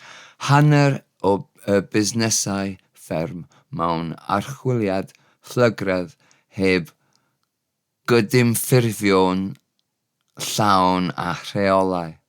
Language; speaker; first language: Welsh; non-native, learner; English